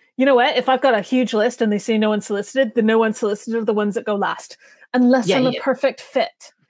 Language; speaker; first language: English; native; English